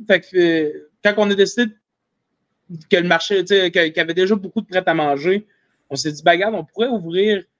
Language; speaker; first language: French; native; French